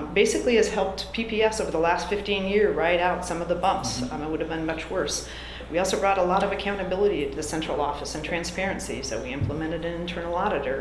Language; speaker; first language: English; native; English